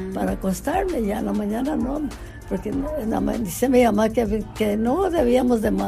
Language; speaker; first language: Spanish; early bilingual, heritage; Spanish